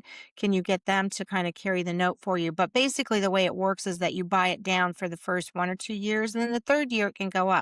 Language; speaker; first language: English; native; English